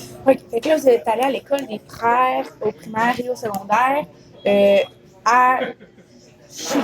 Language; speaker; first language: French; native; French